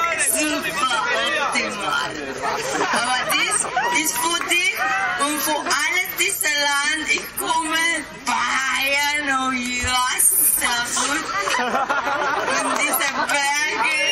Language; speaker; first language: German; non-native, learner; Spanish